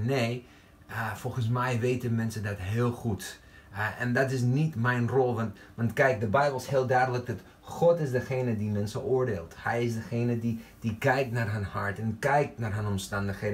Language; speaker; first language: Dutch; non-native, fluent; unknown